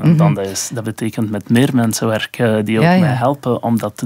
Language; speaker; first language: Dutch; non-native, local second language; French